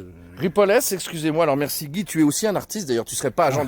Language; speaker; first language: French; native; French